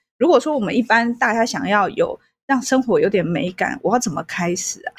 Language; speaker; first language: Chinese; native; Chinese